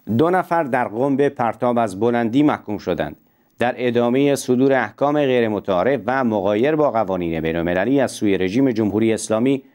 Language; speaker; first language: Persian; non-native, local second language; Central Kurdish